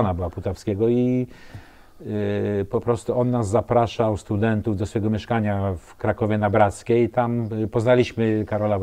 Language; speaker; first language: Polish; native; Polish